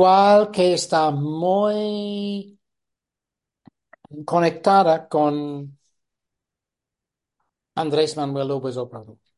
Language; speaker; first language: Spanish; non-native, fluent; English